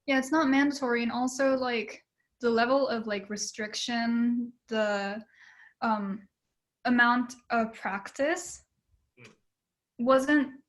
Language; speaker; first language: English; early bilingual, other home language; Japanese